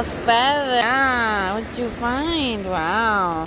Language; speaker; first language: English; early bilingual, other home language; Spanish